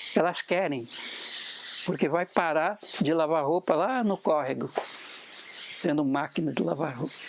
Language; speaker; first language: Portuguese; non-native, local second language; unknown